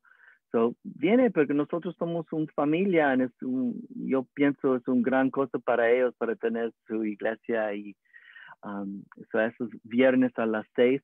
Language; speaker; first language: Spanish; early bilingual, heritage; English